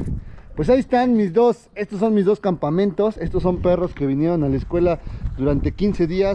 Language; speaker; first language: Spanish; native; Spanish